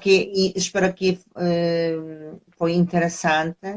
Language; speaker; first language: Portuguese; non-native, fluent; Polish